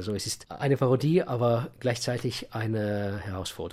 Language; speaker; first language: German; non-native, fluent; Russian